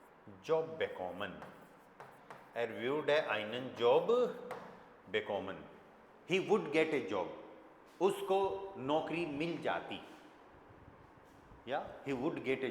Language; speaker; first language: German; non-native, fluent; Hindi